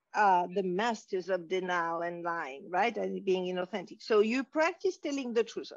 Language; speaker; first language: English; non-native, fluent; French